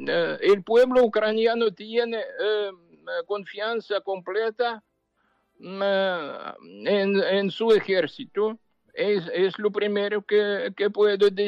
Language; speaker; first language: Spanish; non-native, fluent; Ukrainian